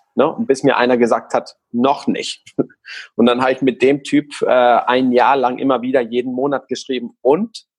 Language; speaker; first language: German; non-native, fluent; Spanish